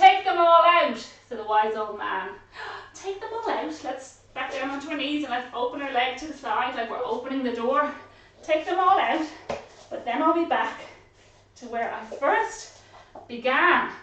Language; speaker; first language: English; native; English